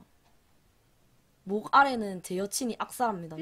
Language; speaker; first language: Korean; native; Korean